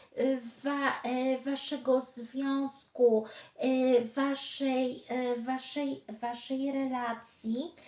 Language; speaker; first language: Polish; native; Polish